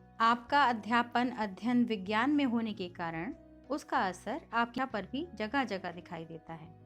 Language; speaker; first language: Hindi; native; Hindi